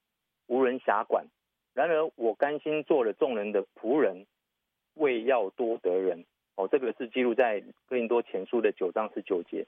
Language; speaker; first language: Chinese; native; Chinese